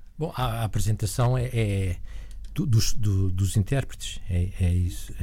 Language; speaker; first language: Portuguese; native; Portuguese